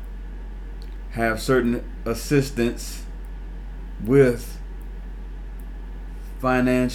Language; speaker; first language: English; native; English